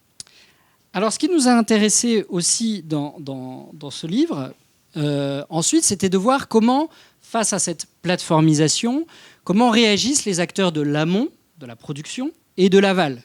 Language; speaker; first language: French; native; French